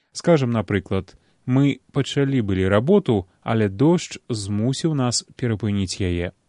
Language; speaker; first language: Belarusian; native; Belarusian